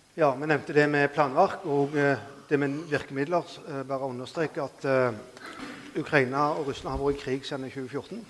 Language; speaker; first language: Norwegian; native; Norwegian